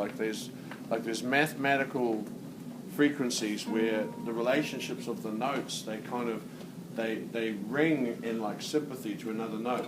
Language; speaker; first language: English; native; English